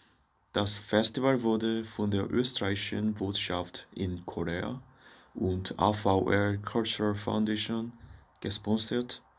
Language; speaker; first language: German; non-native, fluent; Korean